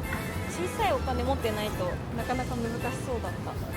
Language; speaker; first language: Japanese; native; Japanese